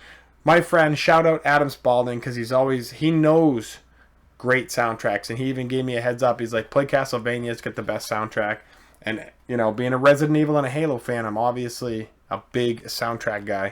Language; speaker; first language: English; native; English